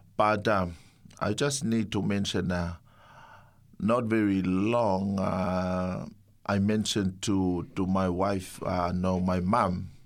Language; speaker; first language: English; non-native, fluent; Samoan